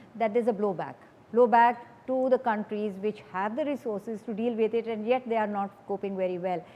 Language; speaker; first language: English; non-native, local second language; Urdu